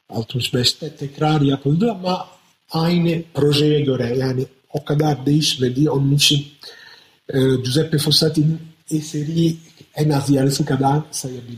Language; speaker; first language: Turkish; non-native, fluent; Italian